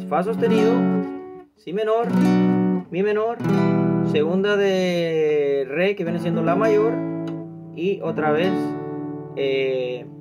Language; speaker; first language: Spanish; native; Spanish